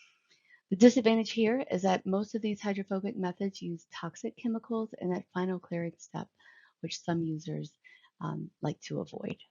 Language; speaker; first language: English; native; English